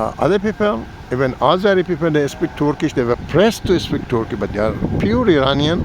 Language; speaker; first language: English; non-native, learner; Persian